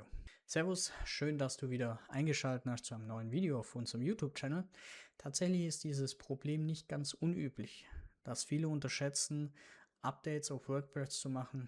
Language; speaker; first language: German; native; German